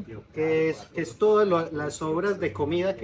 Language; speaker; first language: Spanish; native; Spanish